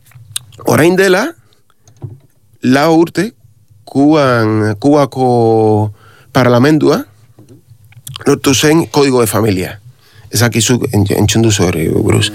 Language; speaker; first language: Basque; non-native, learner; Spanish